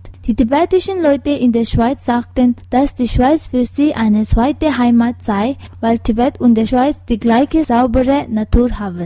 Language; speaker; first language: German; non-native, learner; Tibetan